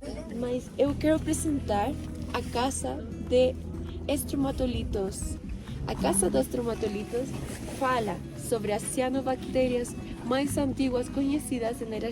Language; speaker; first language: Portuguese; non-native, fluent; Spanish